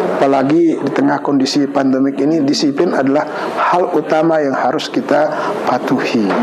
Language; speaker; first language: Indonesian; non-native, local second language; Balinese